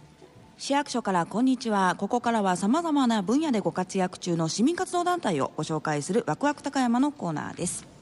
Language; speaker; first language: Japanese; native; Japanese